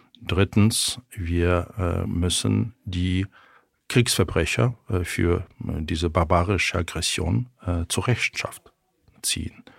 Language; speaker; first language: German; non-native, fluent; Ukrainian